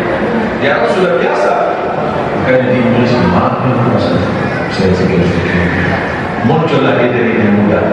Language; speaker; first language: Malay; non-native, fluent; Arabic